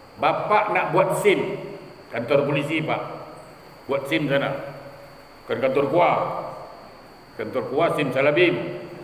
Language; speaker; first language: Malay; native; Malay